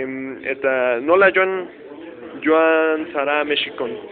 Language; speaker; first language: Basque; non-native, learner; Spanish